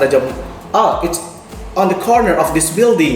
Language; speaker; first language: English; non-native, fluent; Indonesian